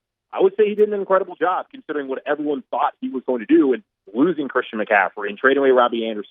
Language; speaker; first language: English; native; English